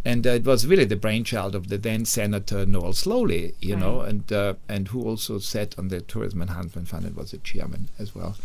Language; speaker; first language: English; non-native, fluent; German